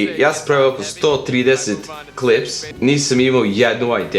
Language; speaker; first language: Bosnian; early bilingual, heritage; English